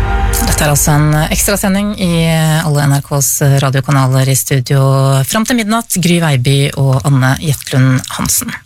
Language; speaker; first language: Norwegian; native; Norwegian